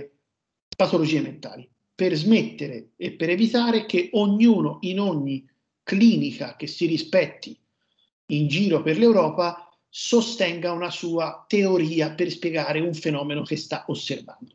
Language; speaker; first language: Italian; native; Italian